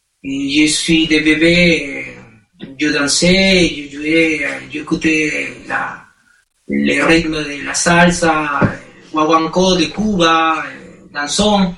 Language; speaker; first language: French; non-native, learner; Spanish